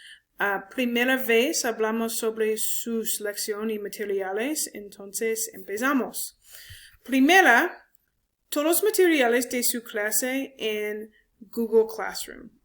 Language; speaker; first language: Spanish; non-native, learner; English